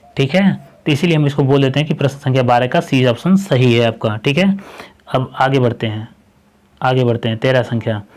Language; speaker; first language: Hindi; native; Hindi